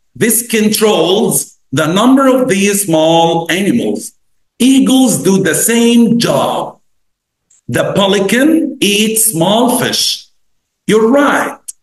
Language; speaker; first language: English; non-native, fluent; Arabic